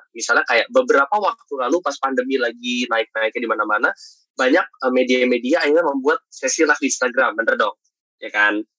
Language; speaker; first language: Indonesian; native; Indonesian